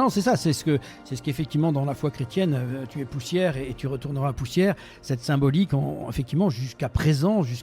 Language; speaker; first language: French; native; French